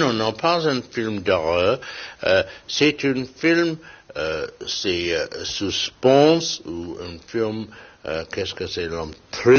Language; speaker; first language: French; non-native, learner; English